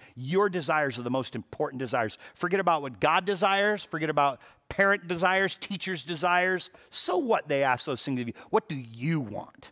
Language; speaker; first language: English; native; English